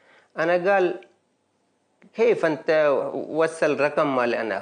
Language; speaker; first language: Arabic; non-native, learner; Baluchi